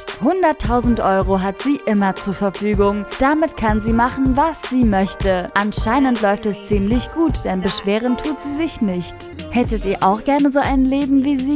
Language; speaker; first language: German; native; German